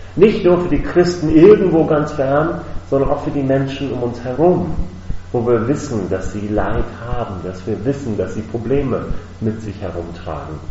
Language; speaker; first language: German; non-native, fluent; English